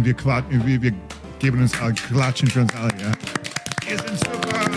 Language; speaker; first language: German; non-native, fluent; English